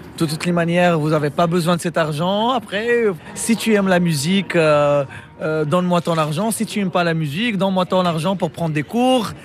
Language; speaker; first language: French; non-native, local second language; Arabic